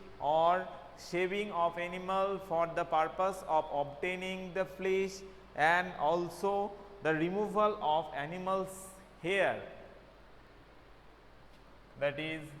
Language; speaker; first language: English; non-native, local second language; Bangla